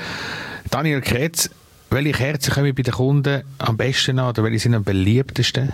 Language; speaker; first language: German; native; German